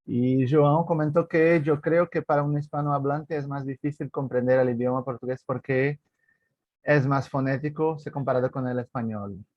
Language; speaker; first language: Spanish; non-native, fluent; Portuguese